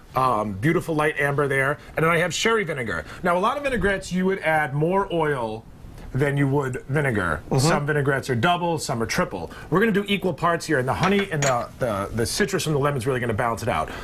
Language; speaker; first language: English; native; English